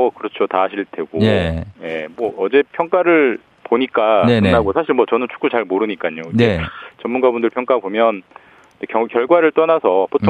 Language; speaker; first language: Korean; native; Korean